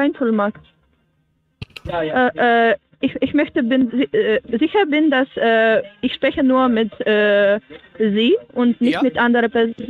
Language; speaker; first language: German; non-native, learner; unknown